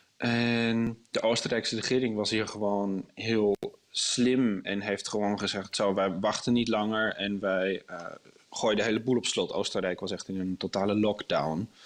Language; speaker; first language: Dutch; native; Dutch